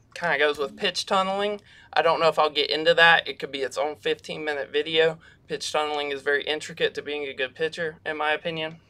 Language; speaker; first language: English; native; English